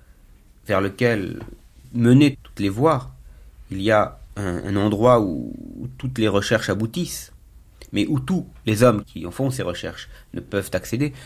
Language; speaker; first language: French; native; French